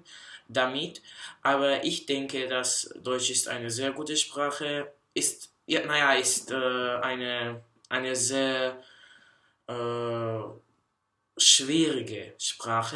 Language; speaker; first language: German; non-native, learner; Russian